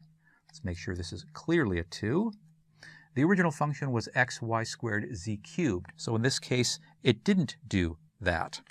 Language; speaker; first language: English; native; English